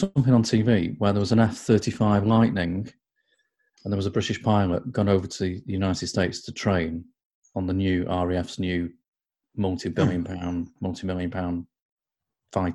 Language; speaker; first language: English; native; English